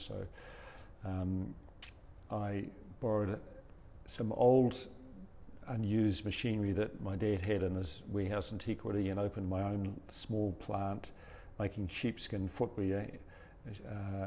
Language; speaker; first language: English; native; English